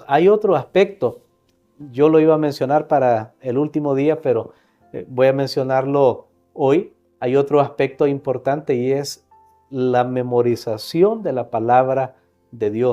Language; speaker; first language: Spanish; native; Spanish